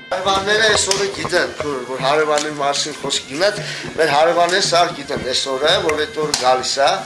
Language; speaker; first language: Armenian; non-native, local second language; Kurdish